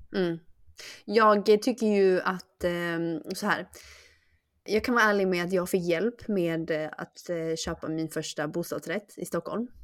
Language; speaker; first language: Swedish; early bilingual, other home language; Chinese